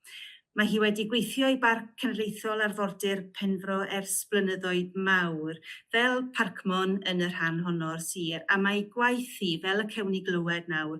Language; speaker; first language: Welsh; native; Welsh